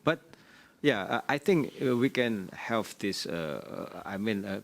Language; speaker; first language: English; non-native, learner; Indonesian